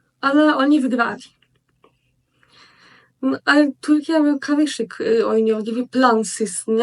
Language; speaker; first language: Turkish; non-native, learner; Polish